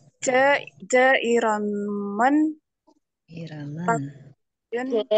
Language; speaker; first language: Korean; non-native, learner; Indonesian